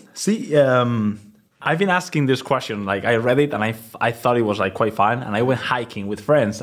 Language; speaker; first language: English; non-native, fluent; Spanish